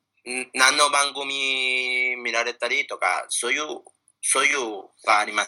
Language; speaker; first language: Japanese; non-native, fluent; Spanish